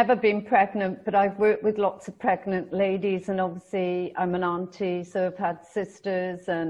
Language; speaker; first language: English; native; English